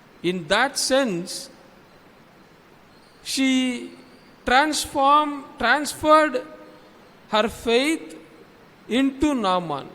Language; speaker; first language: English; non-native, local second language; Tamil